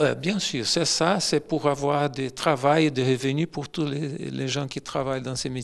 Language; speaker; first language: French; non-native, fluent; Portuguese